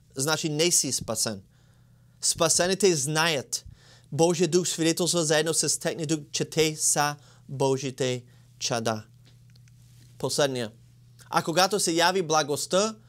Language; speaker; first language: Bulgarian; non-native, learner; English